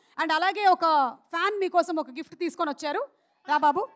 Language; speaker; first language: Telugu; native; Telugu